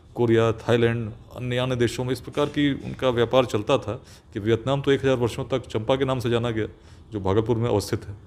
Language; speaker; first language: Hindi; native; Hindi